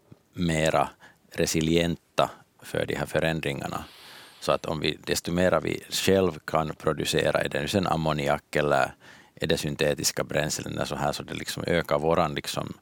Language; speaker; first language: Swedish; native; Swedish